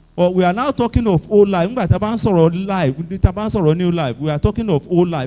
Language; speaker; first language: English; non-native, local second language; Yoruba